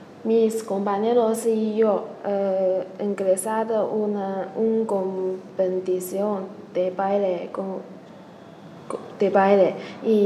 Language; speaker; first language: Spanish; non-native, learner; Chinese